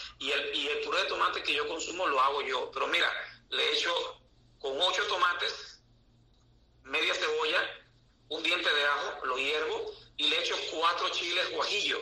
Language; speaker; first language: Spanish; native; Spanish